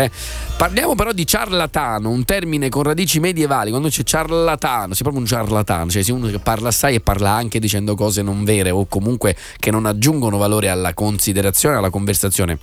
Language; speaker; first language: Italian; native; Italian